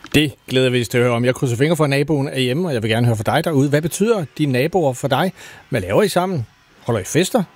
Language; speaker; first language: Danish; native; Danish